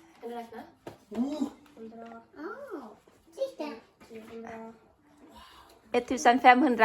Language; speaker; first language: Swedish; non-native, learner; Thai